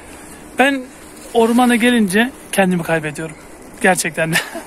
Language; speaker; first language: Turkish; native; Turkish